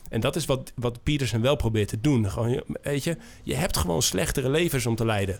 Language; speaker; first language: Dutch; native; Dutch